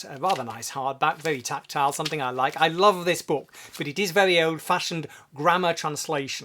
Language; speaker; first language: English; native; English